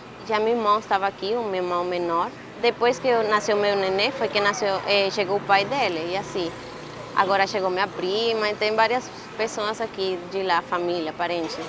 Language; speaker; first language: Portuguese; non-native, learner; Spanish